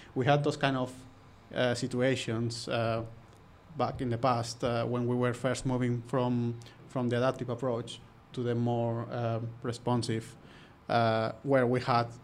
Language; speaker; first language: English; non-native, fluent; Spanish